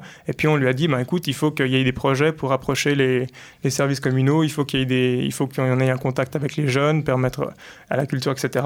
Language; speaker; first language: French; native; French